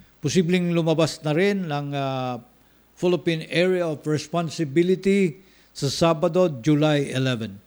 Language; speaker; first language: Filipino; non-native, local second language; Cebuano